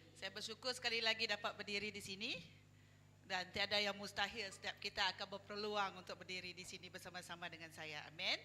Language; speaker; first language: Malay; non-native, local second language; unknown